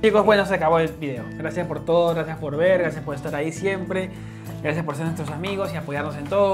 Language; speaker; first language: Spanish; native; Spanish